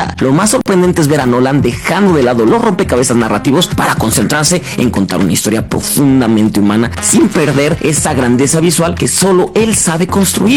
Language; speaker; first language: Spanish; native; Spanish